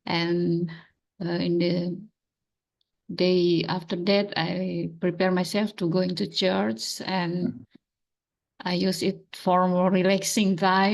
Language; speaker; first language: English; non-native, learner; Indonesian